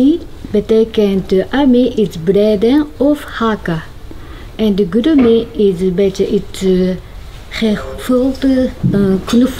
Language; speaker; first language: Dutch; non-native, learner; Japanese